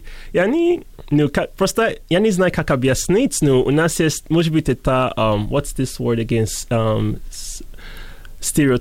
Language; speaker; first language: Russian; non-native, learner; English